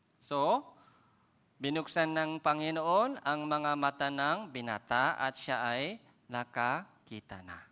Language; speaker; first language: Filipino; non-native, fluent; Korean